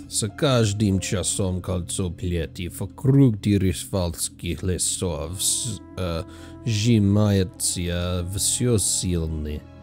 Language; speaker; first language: Russian; non-native, learner; English